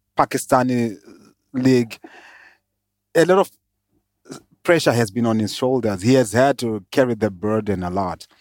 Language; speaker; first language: English; non-native, local second language; Shona